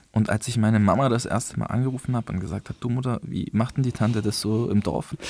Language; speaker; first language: German; early bilingual, other home language; Turkish